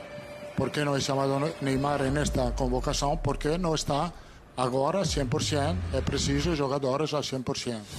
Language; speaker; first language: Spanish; non-native, fluent; Italian